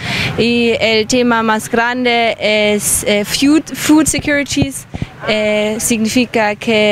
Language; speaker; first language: Spanish; non-native, fluent; German